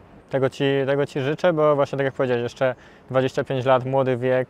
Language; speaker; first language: Polish; native; Polish